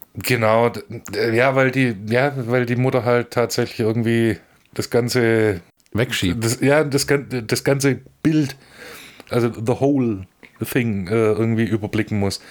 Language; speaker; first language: German; native; German